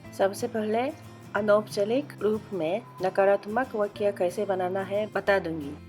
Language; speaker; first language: Hindi; non-native, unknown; Japanese